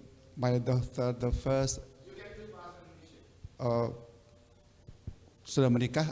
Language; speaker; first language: English; non-native, learner; Indonesian